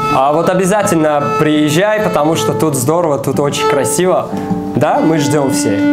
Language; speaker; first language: Russian; non-native, local second language; Tajik